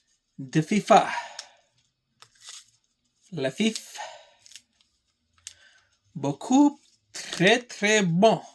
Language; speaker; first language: French; non-native, learner; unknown